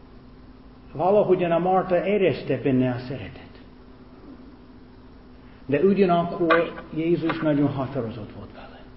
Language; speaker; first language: Hungarian; non-native, fluent; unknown